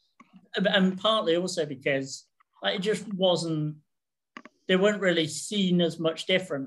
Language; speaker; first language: English; native; English